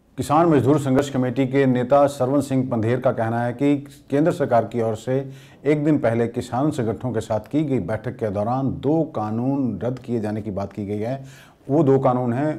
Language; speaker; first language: Hindi; non-native, local second language; Punjabi